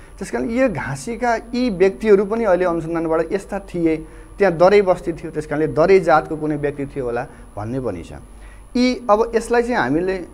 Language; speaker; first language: Nepali; native; Nepali